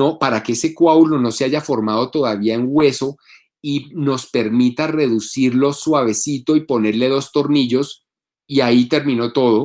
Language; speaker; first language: Spanish; native; Spanish